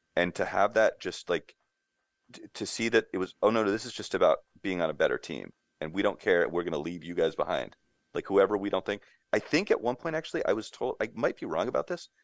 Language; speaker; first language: English; native; English